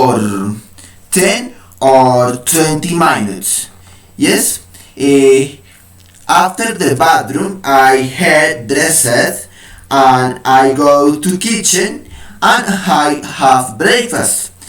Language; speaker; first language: English; non-native, learner; Spanish